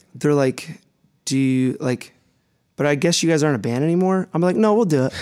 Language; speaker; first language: English; native; English